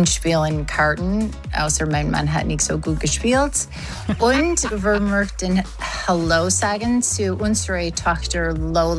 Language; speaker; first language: German; non-native, learner; English